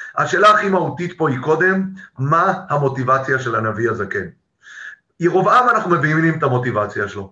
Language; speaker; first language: Hebrew; native; Hebrew